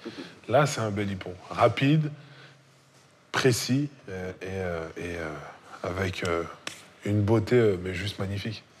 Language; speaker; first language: French; native; French